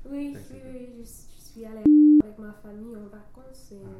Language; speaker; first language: French; non-native, fluent; English